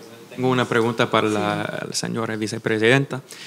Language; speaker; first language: Spanish; non-native, fluent; English